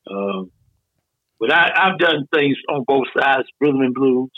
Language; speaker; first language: English; native; English